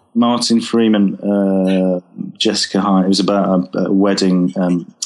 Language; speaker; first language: English; native; English